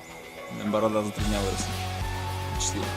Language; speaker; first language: Russian; native; Russian